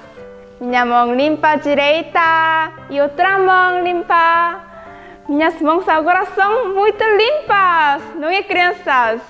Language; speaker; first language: Portuguese; non-native, fluent; Korean